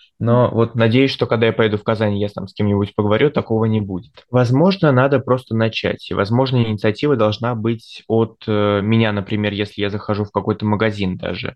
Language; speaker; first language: Russian; native; Russian